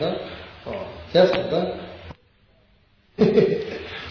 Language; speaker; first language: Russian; non-native, learner; Tibetan